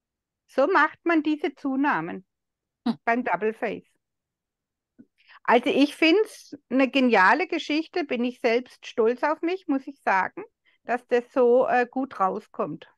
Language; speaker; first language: German; native; German